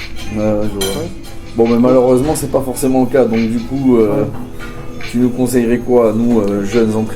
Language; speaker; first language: French; native; French